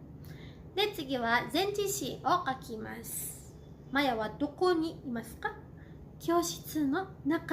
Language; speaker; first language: Japanese; non-native, fluent; Cebuano